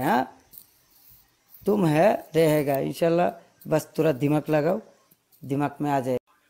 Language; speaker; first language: Hindi; non-native, learner; Bangla